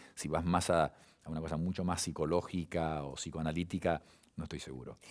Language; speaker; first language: Spanish; native; Spanish